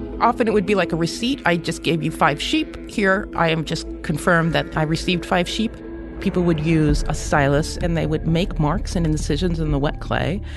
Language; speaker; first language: English; native; English